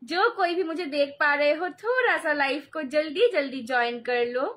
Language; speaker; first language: Hindi; non-native, local second language; Bangla